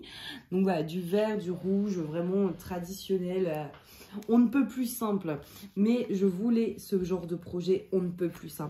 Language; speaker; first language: French; native; French